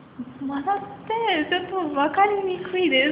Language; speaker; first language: Japanese; non-native, learner; Persian